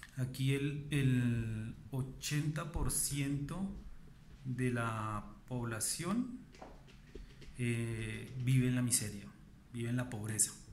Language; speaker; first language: Spanish; native; Spanish